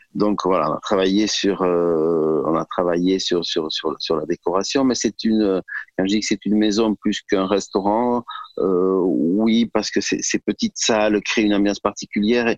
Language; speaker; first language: French; native; French